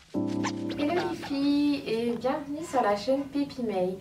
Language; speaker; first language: French; native; French